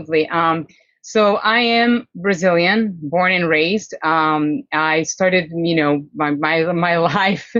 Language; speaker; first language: English; non-native, fluent; Portuguese